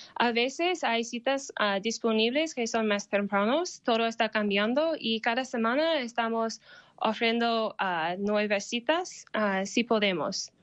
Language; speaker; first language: Spanish; non-native, learner; English